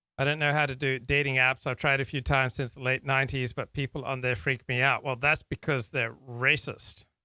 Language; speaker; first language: English; native; English